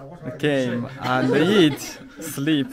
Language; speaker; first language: English; non-native, local second language; Chinese